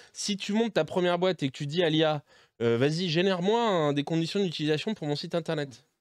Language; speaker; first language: French; native; French